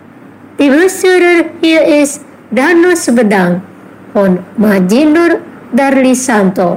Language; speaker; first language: German; non-native, learner; Indonesian